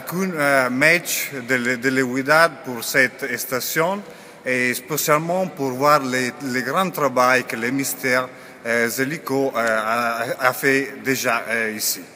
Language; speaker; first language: French; non-native, learner; Italian